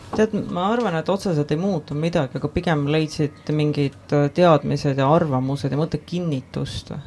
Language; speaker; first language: Estonian; native; Estonian